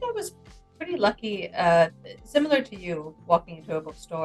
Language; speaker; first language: English; native; English